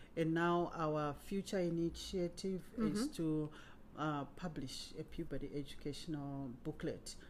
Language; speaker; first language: English; non-native, local second language; Shona